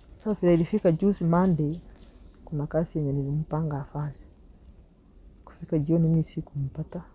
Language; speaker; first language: Swahili; non-native, local second language; Gusii